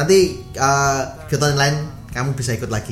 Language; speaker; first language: Indonesian; native; Indonesian